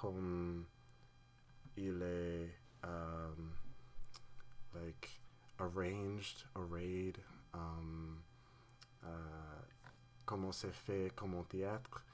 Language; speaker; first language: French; non-native, learner; English